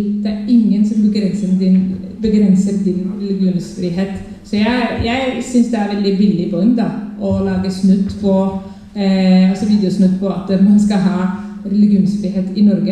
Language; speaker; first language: Norwegian; early bilingual, other home language; Somali